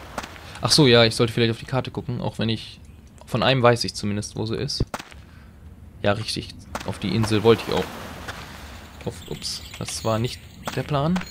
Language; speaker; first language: German; native; German